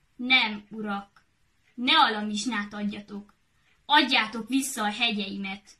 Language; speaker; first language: Hungarian; native; Hungarian